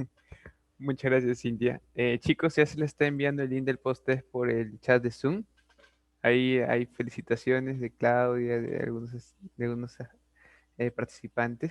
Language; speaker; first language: Spanish; native; Spanish